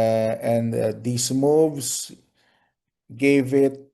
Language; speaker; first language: English; non-native, local second language; Filipino